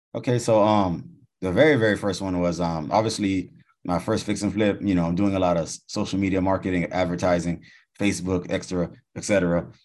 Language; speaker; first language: English; native; English